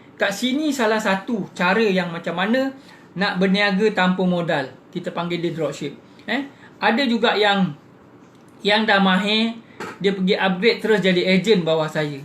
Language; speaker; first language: Malay; native; Malay